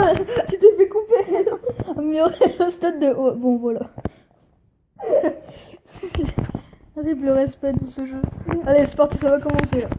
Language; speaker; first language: French; native; French